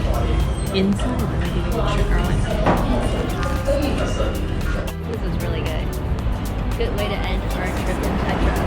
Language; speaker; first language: English; native; English